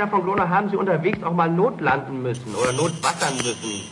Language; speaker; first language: German; native; German